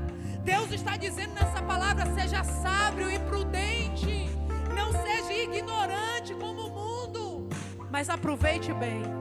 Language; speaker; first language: Portuguese; native; Portuguese